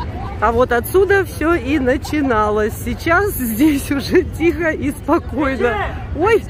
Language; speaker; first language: Russian; native; Russian